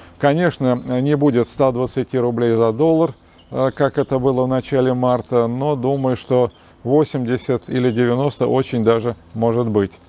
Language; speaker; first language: Russian; native; Russian